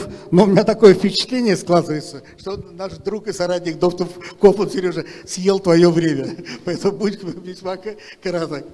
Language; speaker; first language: Russian; native; Russian